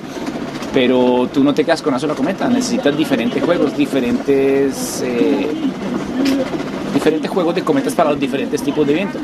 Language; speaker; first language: Spanish; native; Spanish